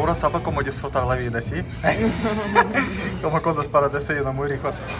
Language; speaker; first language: Spanish; non-native, learner; Russian